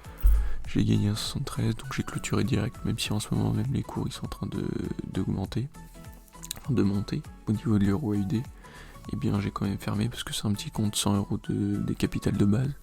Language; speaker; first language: French; native; French